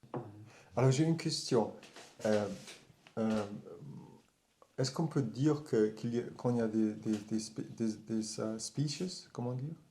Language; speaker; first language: French; non-native, learner; German